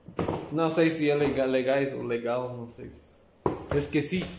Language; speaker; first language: Portuguese; non-native, learner; Spanish